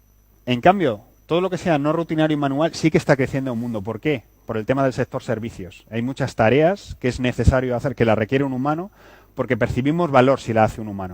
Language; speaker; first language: Spanish; native; Spanish